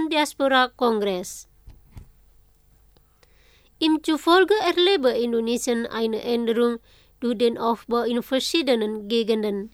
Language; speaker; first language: German; non-native, fluent; Indonesian